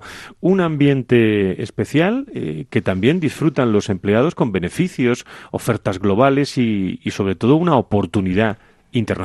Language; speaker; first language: Spanish; native; Spanish